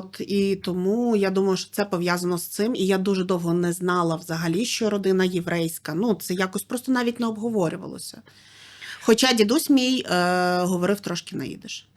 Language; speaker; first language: Ukrainian; native; Ukrainian